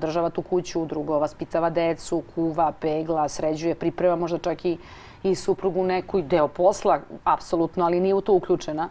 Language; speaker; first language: Croatian; native; Croatian